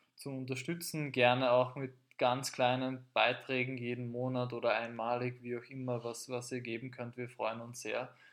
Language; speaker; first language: German; native; German